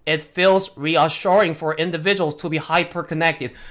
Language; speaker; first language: English; non-native, fluent; Korean